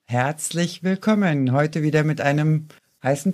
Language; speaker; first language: German; native; German